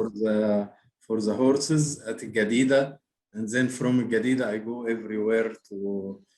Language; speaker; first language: English; non-native, learner; Arabic